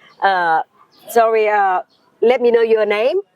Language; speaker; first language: English; non-native, learner; Thai